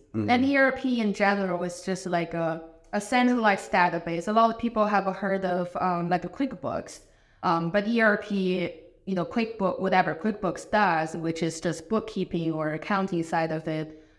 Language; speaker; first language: English; non-native, fluent; Chinese